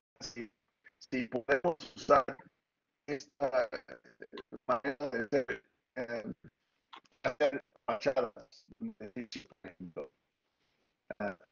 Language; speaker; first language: Spanish; early bilingual, heritage; Spanish